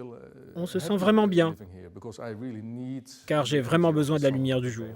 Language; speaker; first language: French; non-native, fluent; Dutch